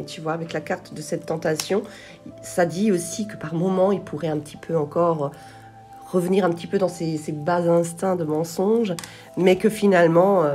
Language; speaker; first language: French; native; French